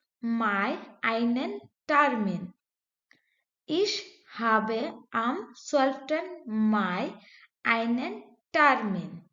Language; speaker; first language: German; non-native, fluent; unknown